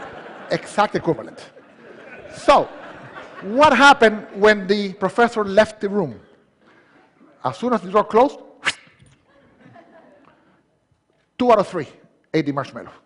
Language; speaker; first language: English; non-native, fluent; Spanish